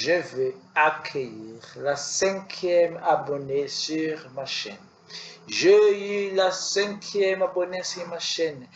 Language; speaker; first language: French; non-native, learner; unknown